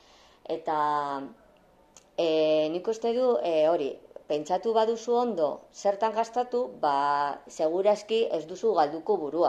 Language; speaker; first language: Basque; non-native, local second language; Spanish